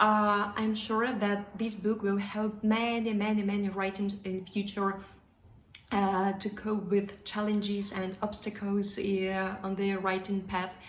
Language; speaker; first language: English; non-native, fluent; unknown